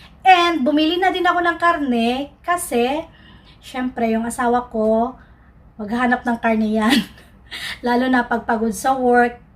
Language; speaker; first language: Filipino; non-native, local second language; Cebuano